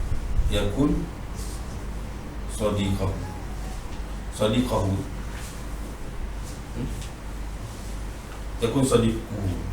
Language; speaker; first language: Arabic; non-native, fluent; Malay